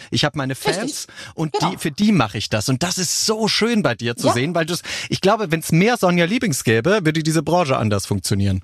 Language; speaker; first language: German; native; German